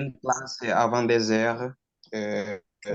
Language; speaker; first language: French; non-native, learner; Portuguese